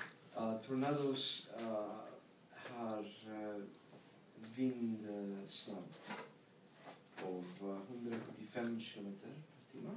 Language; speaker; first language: Swedish; non-native, learner; English